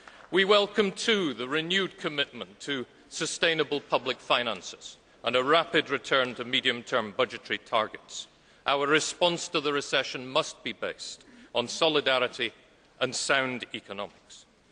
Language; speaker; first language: English; native; English